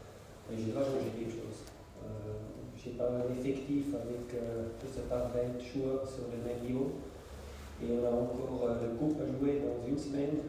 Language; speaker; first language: French; non-native, local second language; German